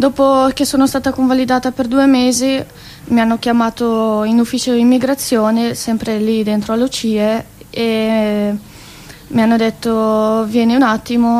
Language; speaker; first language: Italian; non-native, fluent; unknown